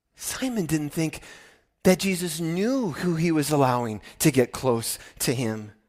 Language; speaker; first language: English; native; English